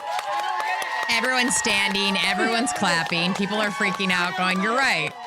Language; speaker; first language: English; native; English